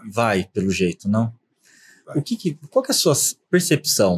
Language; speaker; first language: Portuguese; native; Portuguese